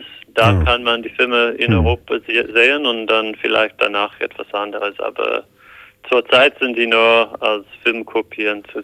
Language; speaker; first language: German; non-native, fluent; English